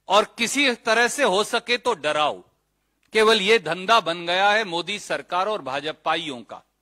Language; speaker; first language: Hindi; native; Hindi